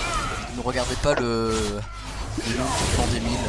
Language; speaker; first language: French; native; French